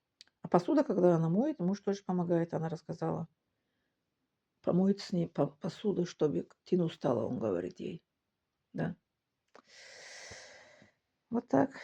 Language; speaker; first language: Russian; non-native, local second language; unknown